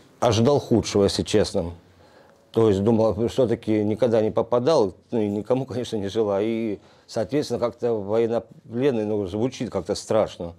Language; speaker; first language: Russian; native; Russian